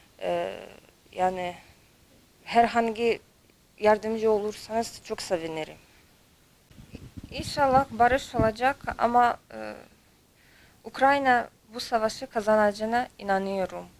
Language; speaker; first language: Turkish; non-native, fluent; Ukrainian